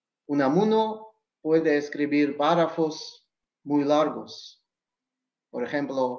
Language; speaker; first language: Spanish; non-native, fluent; Georgian